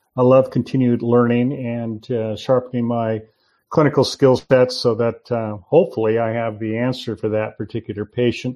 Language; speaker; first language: English; native; English